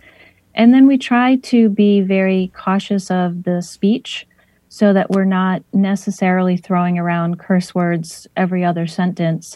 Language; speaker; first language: English; native; English